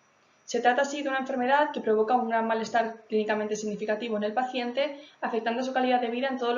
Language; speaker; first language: Spanish; native; Spanish